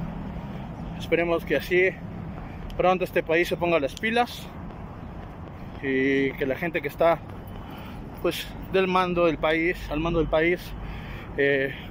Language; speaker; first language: Spanish; native; Spanish